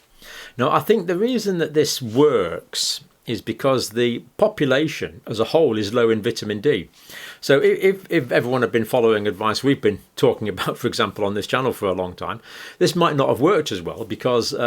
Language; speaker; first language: English; native; English